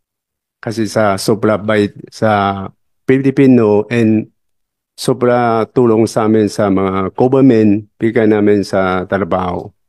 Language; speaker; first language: Filipino; non-native, learner; Chinese